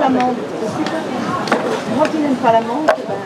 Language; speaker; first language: French; native; French